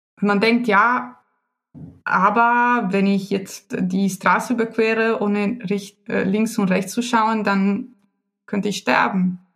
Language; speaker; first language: German; non-native, fluent; Italian